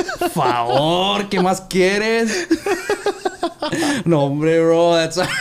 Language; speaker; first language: Spanish; early bilingual, other home language; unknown